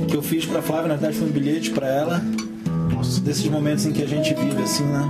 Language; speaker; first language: Portuguese; native; Portuguese